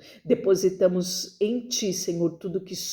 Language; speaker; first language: Portuguese; native; Portuguese